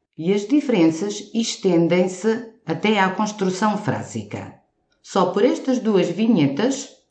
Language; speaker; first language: Portuguese; native; Portuguese